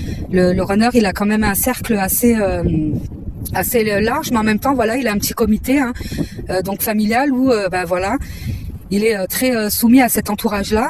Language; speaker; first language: French; native; French